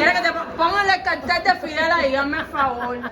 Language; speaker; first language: Spanish; native; Spanish